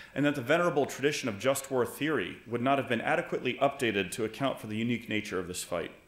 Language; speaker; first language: English; native; English